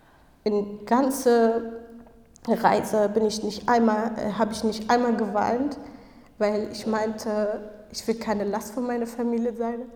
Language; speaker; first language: German; non-native, fluent; Kurdish